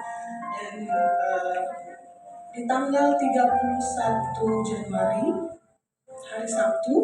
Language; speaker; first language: Indonesian; native; Indonesian